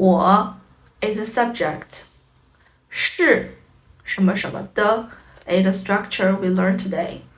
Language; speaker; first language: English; non-native, fluent; Chinese